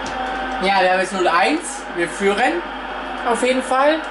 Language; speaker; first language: German; non-native, fluent; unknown